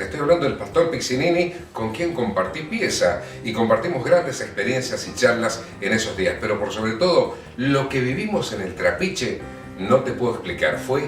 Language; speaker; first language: Spanish; native; Spanish